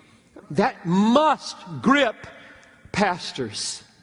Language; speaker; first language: English; native; English